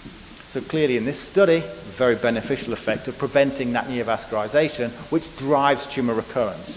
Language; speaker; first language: English; native; English